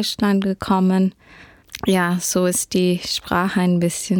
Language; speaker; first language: German; early bilingual, heritage; German